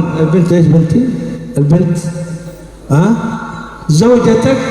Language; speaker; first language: Arabic; native; Arabic